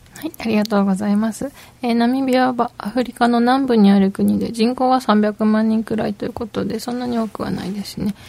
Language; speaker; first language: Japanese; native; Japanese